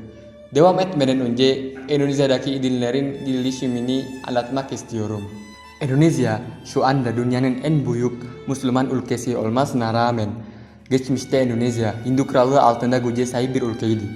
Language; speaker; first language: Turkish; non-native, learner; Indonesian